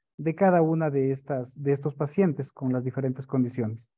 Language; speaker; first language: Spanish; native; Spanish